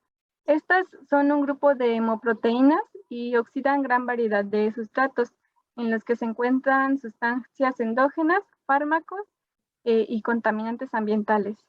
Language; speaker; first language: Spanish; native; Spanish